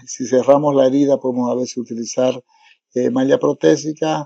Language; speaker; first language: Spanish; native; Spanish